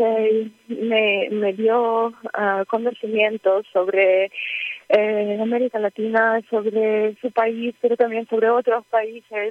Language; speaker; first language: Spanish; early bilingual, heritage; Ukrainian